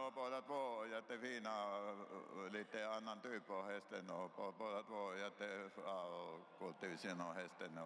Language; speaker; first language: Swedish; non-native, learner; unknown